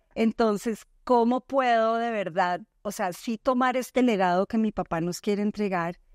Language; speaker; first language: Spanish; native; Spanish